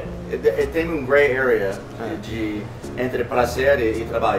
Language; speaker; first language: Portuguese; non-native, learner; English